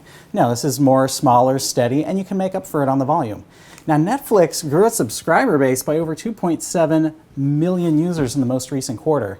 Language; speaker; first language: English; native; English